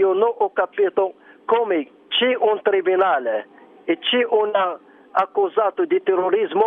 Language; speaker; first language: Italian; non-native, learner; Arabic